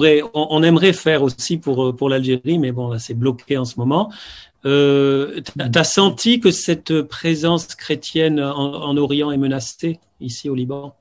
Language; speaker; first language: French; native; French